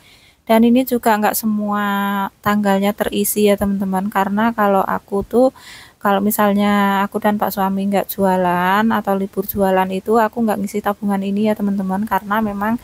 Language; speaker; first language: Indonesian; native; Indonesian